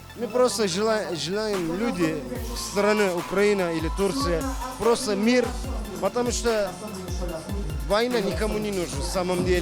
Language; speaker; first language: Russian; non-native, learner; Turkish